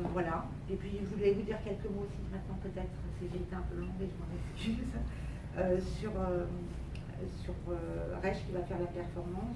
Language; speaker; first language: French; native; French